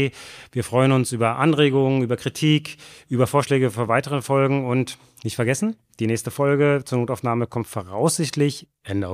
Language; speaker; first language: German; native; German